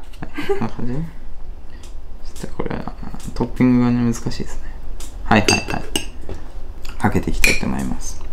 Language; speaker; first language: Japanese; native; Japanese